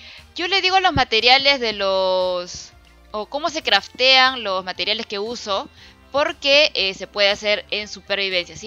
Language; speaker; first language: Spanish; native; Spanish